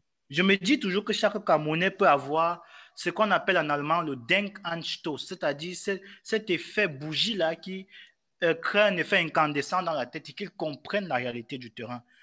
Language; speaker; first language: French; native; French